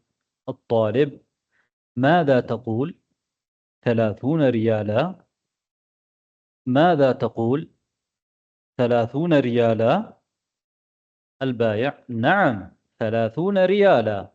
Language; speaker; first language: Arabic; non-native, fluent; Tamil